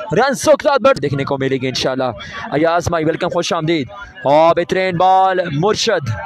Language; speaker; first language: Urdu; non-native, local second language; Punjabi